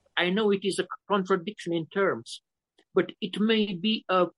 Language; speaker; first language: English; non-native, fluent; Romanian